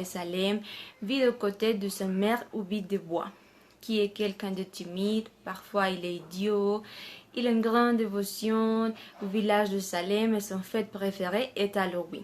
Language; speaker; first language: French; non-native, learner; Spanish